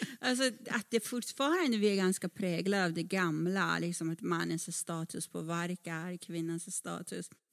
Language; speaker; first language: Swedish; non-native, fluent; Persian